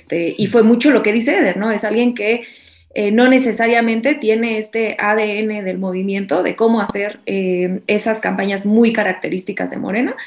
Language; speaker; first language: Spanish; native; Spanish